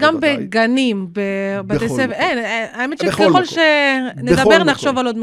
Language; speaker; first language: Hebrew; native; Hebrew